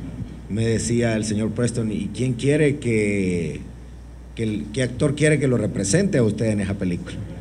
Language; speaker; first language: Spanish; native; Spanish